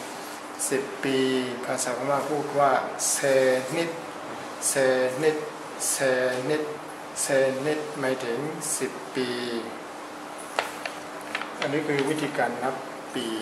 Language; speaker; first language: Thai; non-native, fluent; Burmese